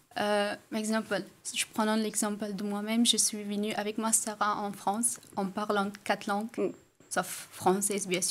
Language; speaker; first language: French; non-native, fluent; Persian